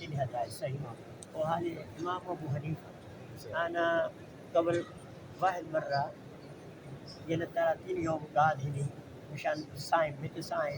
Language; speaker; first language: Arabic; non-native, learner; Urdu